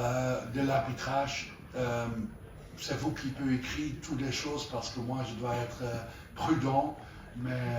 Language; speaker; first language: French; non-native, learner; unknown